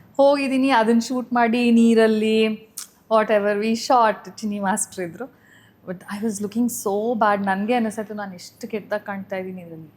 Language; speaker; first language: Kannada; native; Kannada